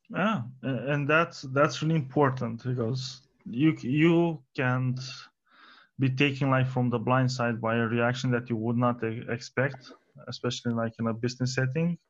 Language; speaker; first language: English; non-native, fluent; Romanian